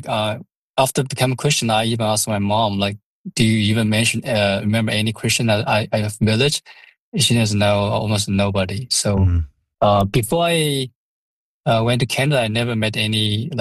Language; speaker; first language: English; non-native, fluent; Chinese